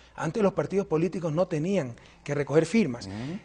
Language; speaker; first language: Spanish; native; Spanish